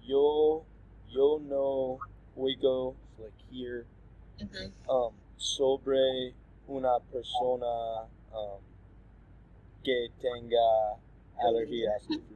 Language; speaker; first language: Spanish; non-native, learner; English